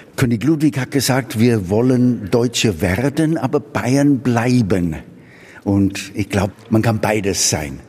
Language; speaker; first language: German; non-native, fluent; English